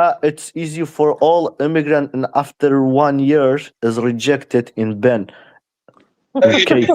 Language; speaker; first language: English; non-native, learner; Persian